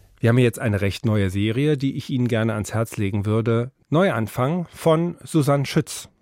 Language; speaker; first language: German; native; German